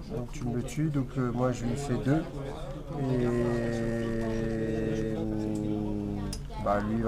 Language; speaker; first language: French; native; French